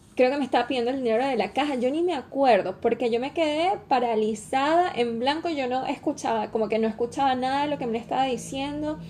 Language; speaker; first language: Spanish; native; Spanish